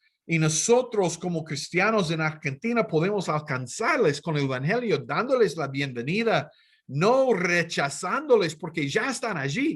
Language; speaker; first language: Spanish; non-native, fluent; English